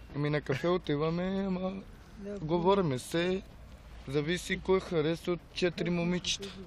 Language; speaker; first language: Bulgarian; non-native, local second language; Romany